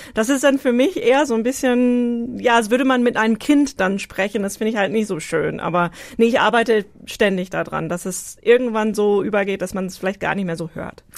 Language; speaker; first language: German; non-native, fluent; English